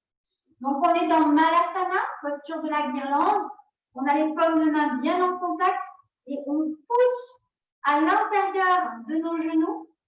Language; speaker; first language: French; native; French